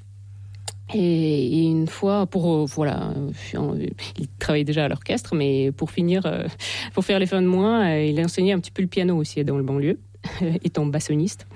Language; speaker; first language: French; non-native, fluent; Russian